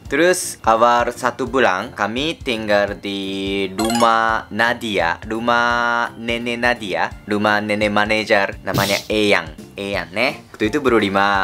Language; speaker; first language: Indonesian; non-native, fluent; Japanese